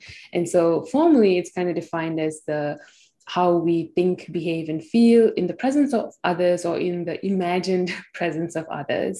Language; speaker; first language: English; non-native, local second language; Tamil